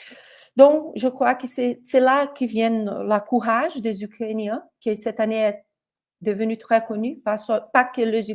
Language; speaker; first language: French; non-native, fluent; Portuguese